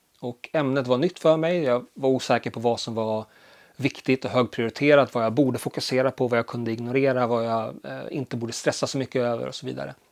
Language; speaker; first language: Swedish; early bilingual, other home language; Polish